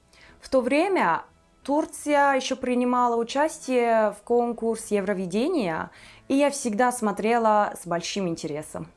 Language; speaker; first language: Russian; non-native, fluent; Turkish